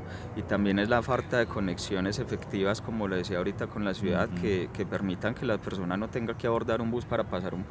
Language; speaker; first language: Spanish; native; Spanish